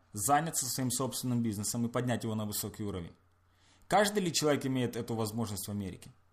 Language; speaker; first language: Russian; native; Russian